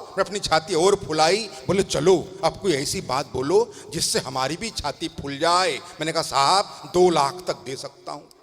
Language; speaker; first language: Hindi; non-native, local second language; Tamil